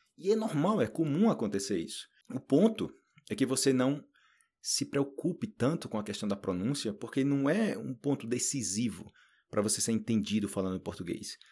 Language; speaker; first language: Portuguese; native; Portuguese